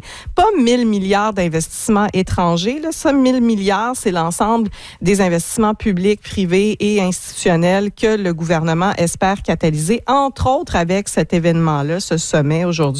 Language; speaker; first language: French; native; French